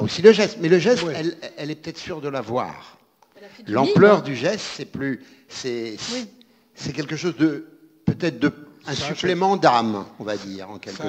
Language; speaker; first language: French; native; French